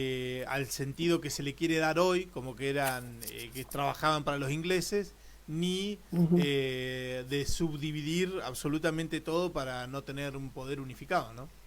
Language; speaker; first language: Spanish; native; Spanish